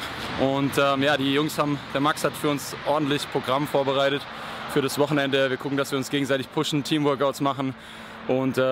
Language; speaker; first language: German; native; German